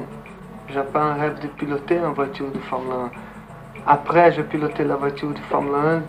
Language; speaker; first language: French; non-native, learner; Portuguese